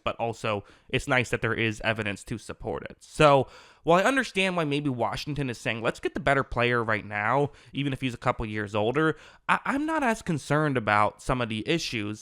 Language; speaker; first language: English; native; English